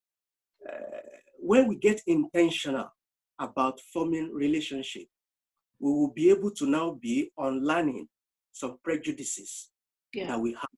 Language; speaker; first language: English; non-native, local second language; Yoruba